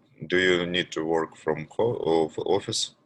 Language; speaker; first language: English; non-native, learner; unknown